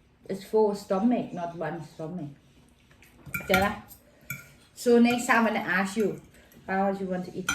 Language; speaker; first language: English; non-native, learner; Thai